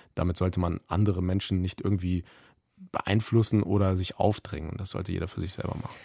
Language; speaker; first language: German; native; German